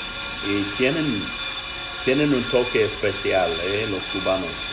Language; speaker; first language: Spanish; non-native, fluent; English